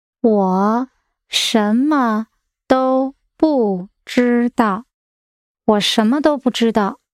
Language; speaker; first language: Chinese; non-native, learner; English